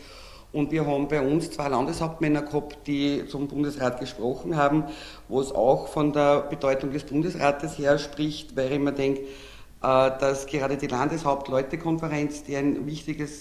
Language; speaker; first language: German; native; German